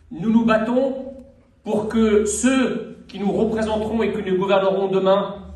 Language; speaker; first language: French; early bilingual, other home language; Arabic